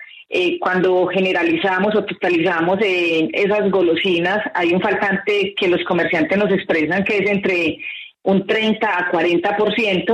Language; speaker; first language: Spanish; native; Spanish